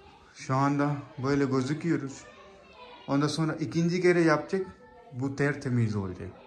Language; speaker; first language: Turkish; non-native, learner; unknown